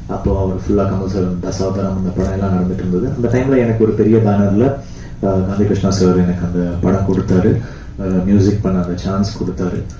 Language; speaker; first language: Tamil; native; Tamil